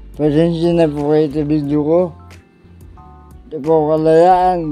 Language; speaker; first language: Filipino; native; Filipino